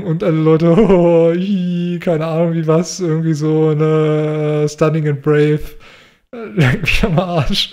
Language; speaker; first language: German; native; German